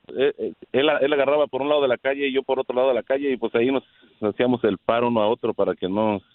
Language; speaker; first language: Spanish; native; Spanish